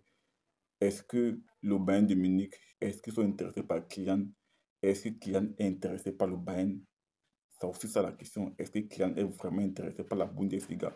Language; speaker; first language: French; native; French